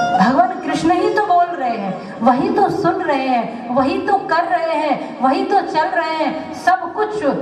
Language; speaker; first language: Hindi; native; Hindi